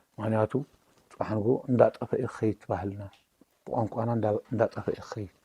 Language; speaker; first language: Tigrinya; native; Tigrinya